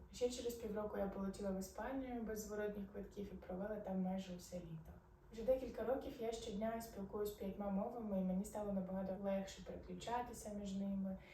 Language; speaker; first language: Ukrainian; non-native, local second language; Arabic